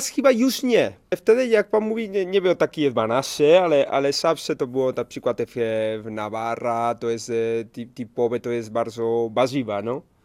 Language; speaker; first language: Polish; non-native, learner; Spanish